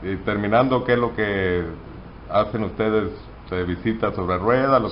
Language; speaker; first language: Spanish; native; Spanish